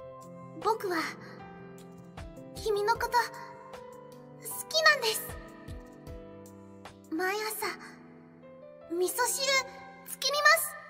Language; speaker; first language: Japanese; non-native, fluent; English